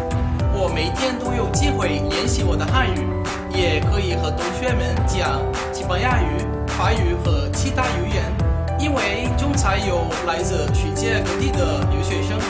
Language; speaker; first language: Chinese; non-native, learner; Portuguese